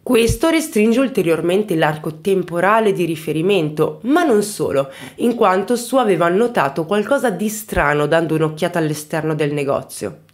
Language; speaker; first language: Italian; native; Italian